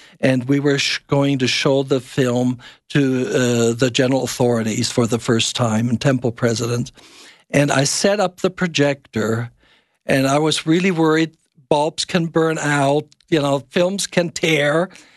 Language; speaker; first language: English; non-native, fluent; German